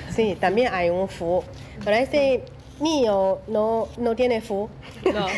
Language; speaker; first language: Spanish; non-native, fluent; Chinese